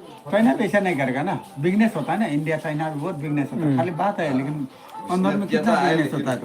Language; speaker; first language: Hindi; non-native, local second language; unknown